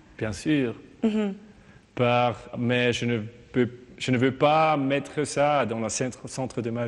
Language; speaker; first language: French; non-native, learner; German